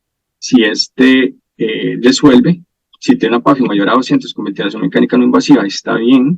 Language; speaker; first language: Spanish; native; Spanish